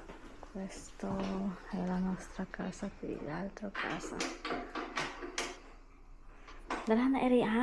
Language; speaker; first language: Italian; non-native, learner; Filipino